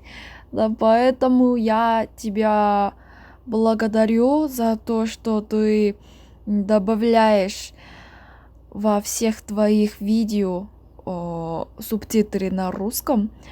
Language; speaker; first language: Russian; non-native, learner; Korean